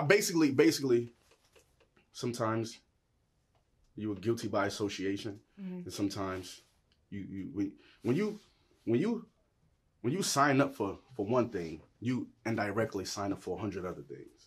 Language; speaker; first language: English; native; English